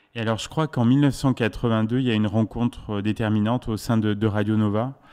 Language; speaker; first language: French; native; French